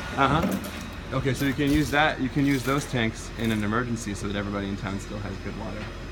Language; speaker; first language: English; native; English